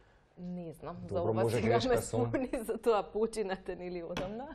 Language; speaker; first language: Macedonian; native; Macedonian